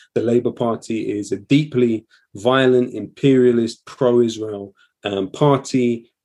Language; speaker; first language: English; native; English